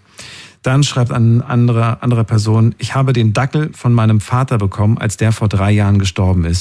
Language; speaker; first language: German; native; German